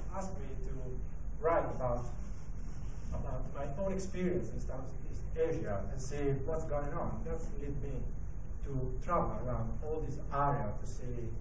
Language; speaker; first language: English; non-native, learner; Italian